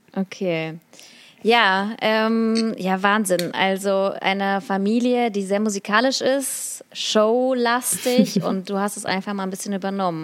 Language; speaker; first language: German; early bilingual, other home language; Russian